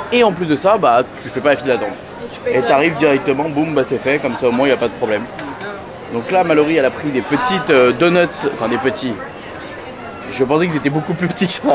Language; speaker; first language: French; native; French